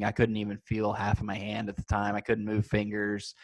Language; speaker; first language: English; native; English